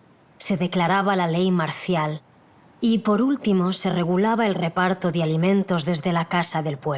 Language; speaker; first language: Spanish; native; Spanish